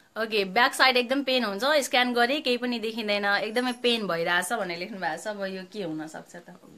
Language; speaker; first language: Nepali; native; Nepali